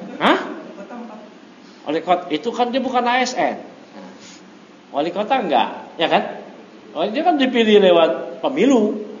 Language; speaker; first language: Indonesian; native; Indonesian